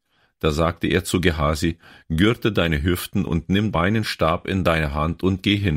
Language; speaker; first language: German; native; German